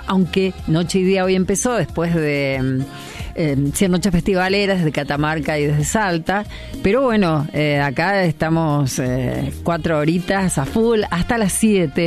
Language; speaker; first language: Spanish; native; Spanish